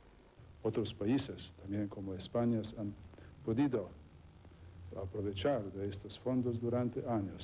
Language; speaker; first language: Spanish; non-native, fluent; Slovenian